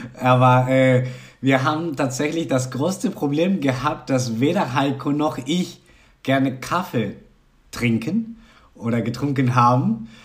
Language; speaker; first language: German; non-native, fluent; Spanish